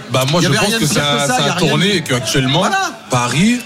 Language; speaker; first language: French; native; French